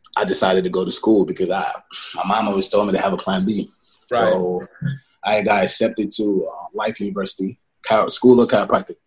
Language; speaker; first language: English; non-native, local second language; Yoruba